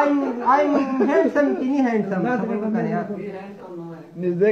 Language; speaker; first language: English; non-native, learner; Urdu